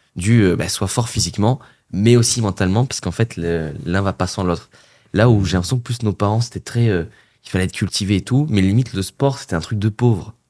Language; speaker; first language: French; native; French